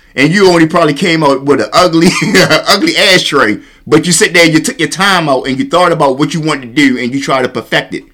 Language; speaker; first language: English; native; English